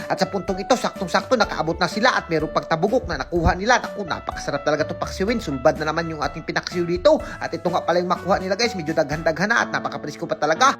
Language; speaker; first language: Filipino; non-native, local second language; Cebuano